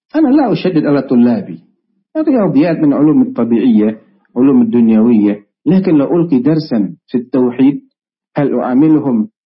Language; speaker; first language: Arabic; non-native, fluent; Indonesian